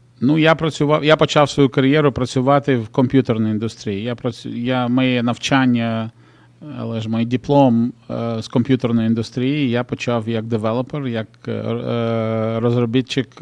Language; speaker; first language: Ukrainian; non-native, local second language; Russian